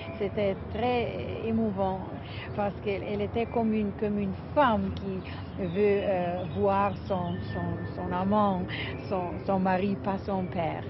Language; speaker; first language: French; non-native, fluent; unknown